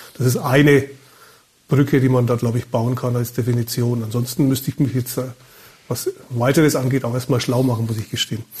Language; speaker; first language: German; native; German